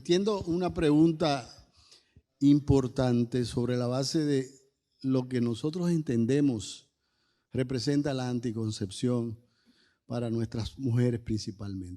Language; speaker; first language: Spanish; native; Spanish